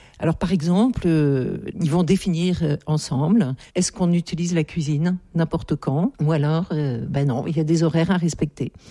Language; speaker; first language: French; native; French